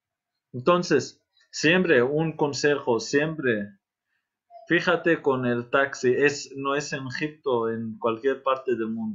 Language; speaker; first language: Spanish; non-native, fluent; Arabic